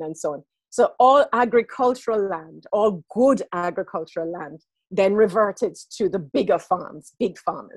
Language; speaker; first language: English; native; English